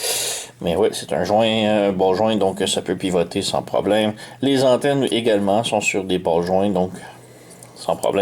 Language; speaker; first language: French; native; French